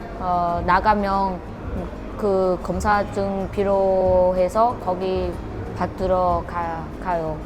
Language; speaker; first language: Korean; non-native, learner; Vietnamese